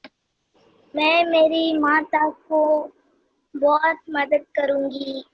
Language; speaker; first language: Hindi; non-native, learner; Tamil